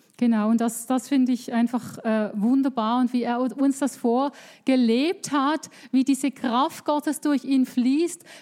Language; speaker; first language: German; native; German